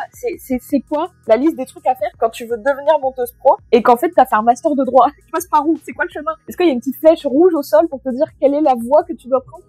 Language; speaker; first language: French; native; French